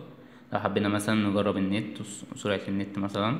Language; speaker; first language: Arabic; native; Arabic